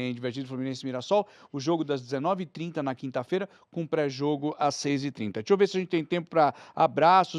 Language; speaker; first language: Portuguese; native; Portuguese